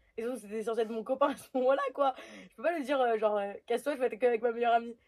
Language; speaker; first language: French; early bilingual, other home language; Spanish